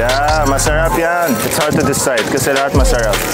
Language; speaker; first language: Filipino; non-native, learner; Arabic